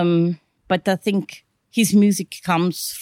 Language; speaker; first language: English; non-native, fluent; Swiss German